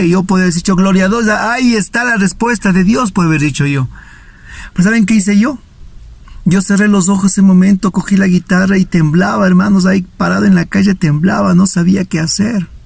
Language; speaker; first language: Spanish; native; Spanish